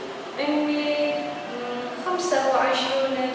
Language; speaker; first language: Arabic; non-native, learner; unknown